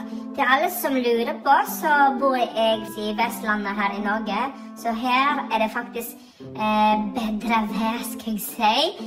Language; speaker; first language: Norwegian; non-native, fluent; Iloko